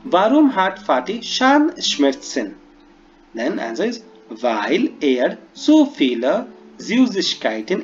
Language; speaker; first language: German; non-native, fluent; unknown